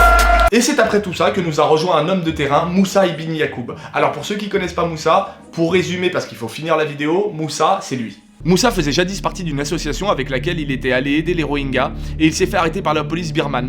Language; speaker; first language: French; native; French